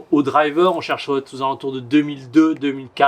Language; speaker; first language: French; native; French